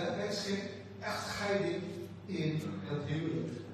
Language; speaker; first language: Dutch; non-native, fluent; Indonesian